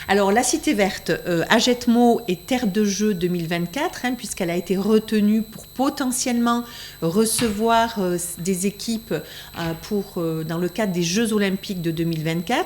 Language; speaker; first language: French; native; French